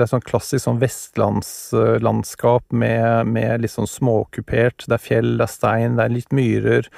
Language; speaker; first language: Norwegian; native; Norwegian